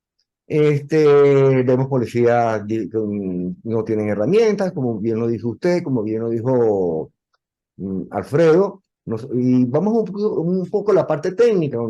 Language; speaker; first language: Spanish; native; Spanish